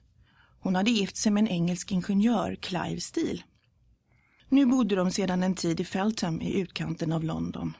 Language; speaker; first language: Swedish; early bilingual, other home language; English